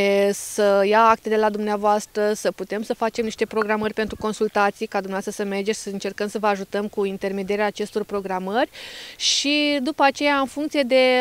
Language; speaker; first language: Romanian; native; Romanian